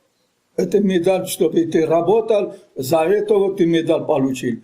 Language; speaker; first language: Russian; non-native, local second language; Armenian